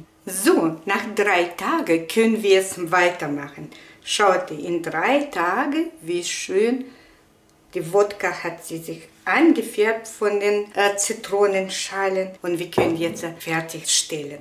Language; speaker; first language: German; non-native, learner; Russian